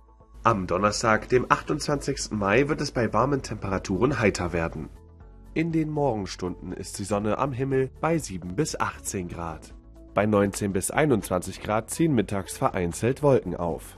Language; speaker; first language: German; native; German